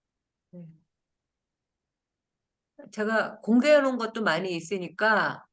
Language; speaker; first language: Korean; native; Korean